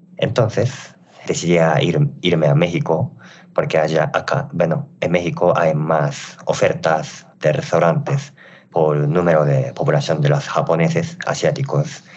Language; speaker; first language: Spanish; non-native, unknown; Japanese